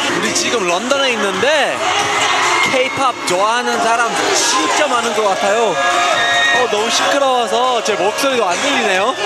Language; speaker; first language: Korean; non-native, fluent; English